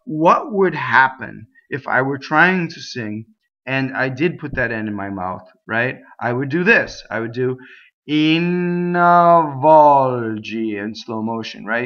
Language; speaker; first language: English; native; English